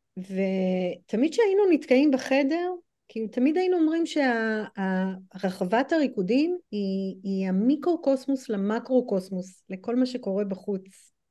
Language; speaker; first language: Hebrew; non-native, fluent; English